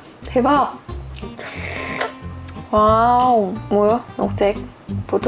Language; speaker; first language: Korean; non-native, learner; Thai